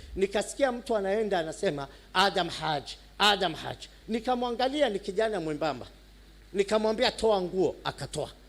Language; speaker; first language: Swahili; non-native, fluent; Somali